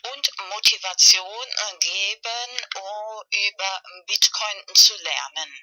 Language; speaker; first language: German; non-native, fluent; Spanish